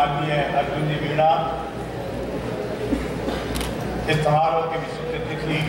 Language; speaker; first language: Hindi; native; Hindi